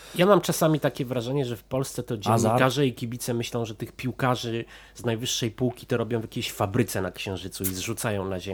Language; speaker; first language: Polish; native; Polish